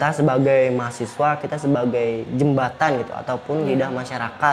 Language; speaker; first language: Indonesian; native; Indonesian